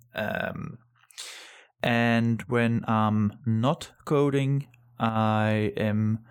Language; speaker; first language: English; non-native, fluent; Dutch